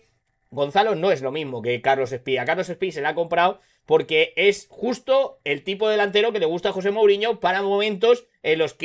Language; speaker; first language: Spanish; native; Spanish